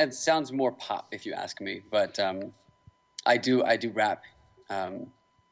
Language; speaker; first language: English; native; English